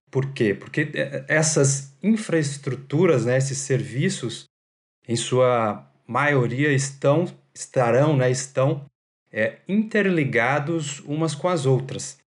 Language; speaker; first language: Portuguese; native; Portuguese